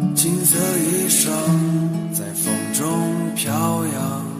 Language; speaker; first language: Chinese; native; Chinese